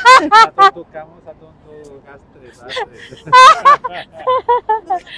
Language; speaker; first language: Indonesian; non-native, learner; Spanish